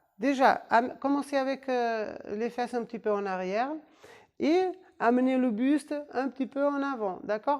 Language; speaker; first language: French; non-native, fluent; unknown